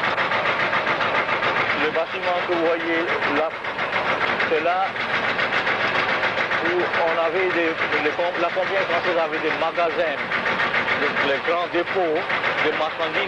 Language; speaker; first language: French; non-native, local second language; Bangla